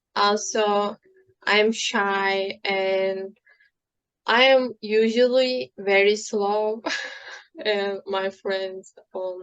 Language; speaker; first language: English; non-native, fluent; Turkish